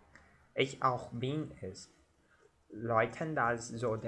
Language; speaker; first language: German; non-native, learner; Portuguese